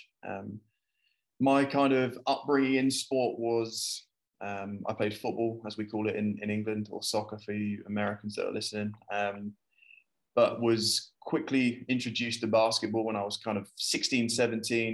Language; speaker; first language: English; native; English